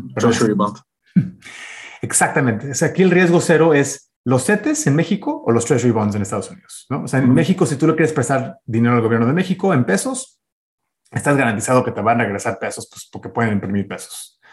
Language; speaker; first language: Spanish; early bilingual, heritage; Spanish